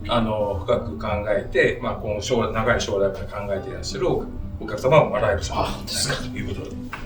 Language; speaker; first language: Japanese; native; Japanese